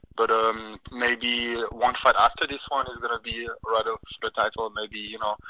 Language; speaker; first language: English; non-native, fluent; French